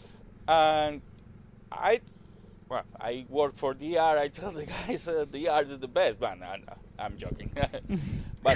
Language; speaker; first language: English; non-native, learner; Spanish